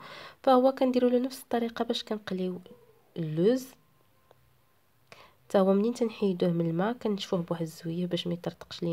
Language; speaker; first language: Arabic; native; Arabic